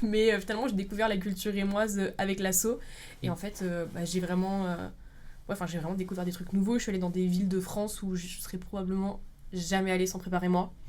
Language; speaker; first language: French; native; French